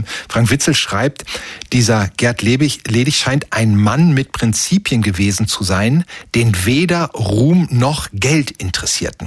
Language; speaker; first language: German; native; German